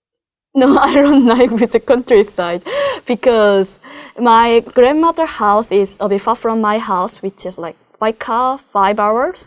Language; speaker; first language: English; non-native, learner; Korean